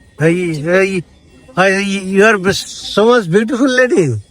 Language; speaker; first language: English; non-native, learner; Bangla